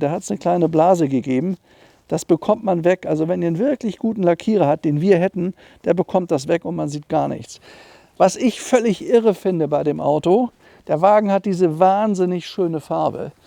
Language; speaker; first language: German; native; German